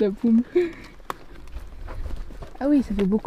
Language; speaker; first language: French; native; French